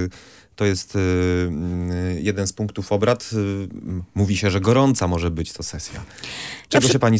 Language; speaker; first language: Polish; native; Polish